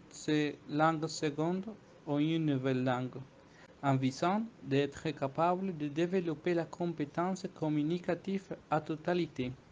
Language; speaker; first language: French; non-native, fluent; Spanish